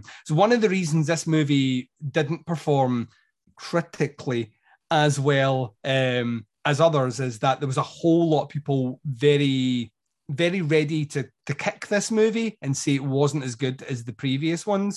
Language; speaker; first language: English; native; English